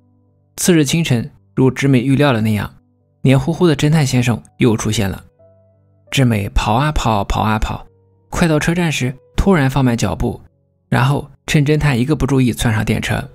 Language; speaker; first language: Chinese; native; Chinese